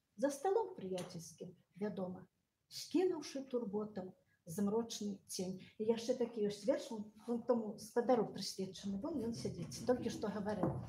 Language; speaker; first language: Belarusian; native; Belarusian